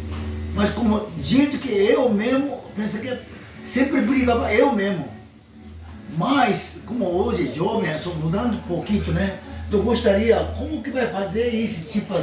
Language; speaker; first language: Portuguese; non-native, learner; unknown